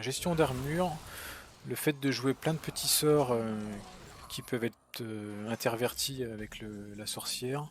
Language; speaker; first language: French; native; French